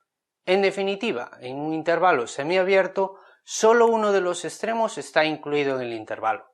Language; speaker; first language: Spanish; native; Spanish